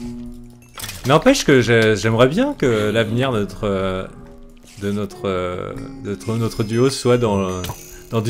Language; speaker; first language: French; native; French